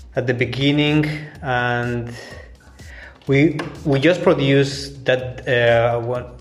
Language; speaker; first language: English; non-native, fluent; Spanish